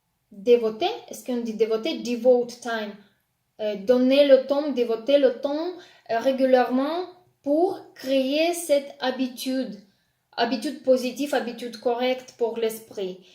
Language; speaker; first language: French; non-native, fluent; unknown